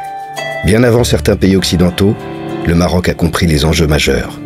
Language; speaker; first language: French; native; French